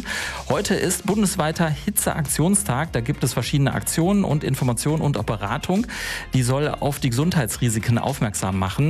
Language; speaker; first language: German; native; German